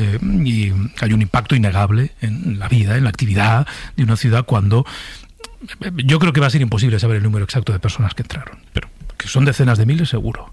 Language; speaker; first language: Spanish; native; Spanish